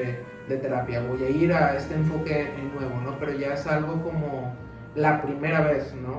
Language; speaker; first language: Spanish; native; Spanish